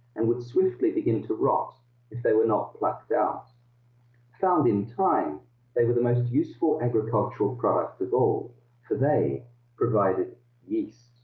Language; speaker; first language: English; early bilingual, other home language; Dutch